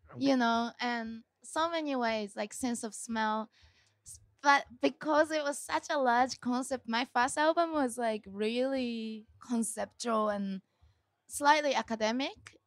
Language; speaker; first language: English; non-native, fluent; Japanese